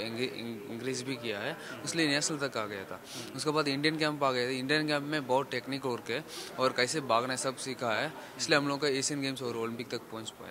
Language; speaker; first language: Hindi; non-native, local second language; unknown